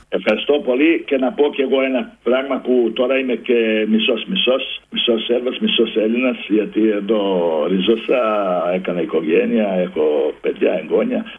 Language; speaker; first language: Greek; non-native, fluent; Serbian